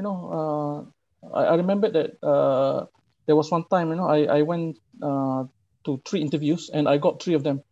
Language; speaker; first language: English; non-native, local second language; Malay